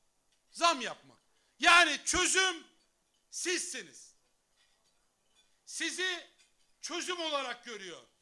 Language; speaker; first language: Turkish; native; Turkish